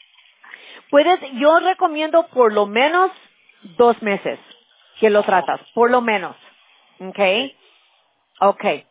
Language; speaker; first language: Spanish; early bilingual, heritage; Spanish